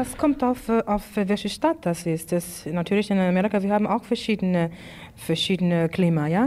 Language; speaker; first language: German; non-native, fluent; English